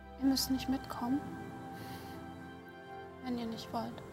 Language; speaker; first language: German; non-native, learner; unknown